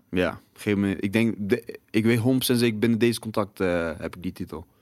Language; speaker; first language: Dutch; native; Dutch